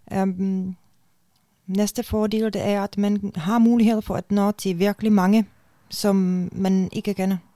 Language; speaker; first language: Danish; non-native, fluent; Czech